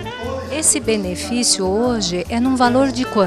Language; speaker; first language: Portuguese; native; Portuguese